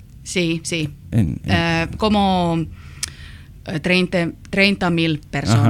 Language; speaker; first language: Spanish; non-native, learner; Finnish